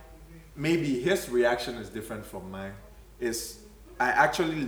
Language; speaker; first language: English; non-native, local second language; Akan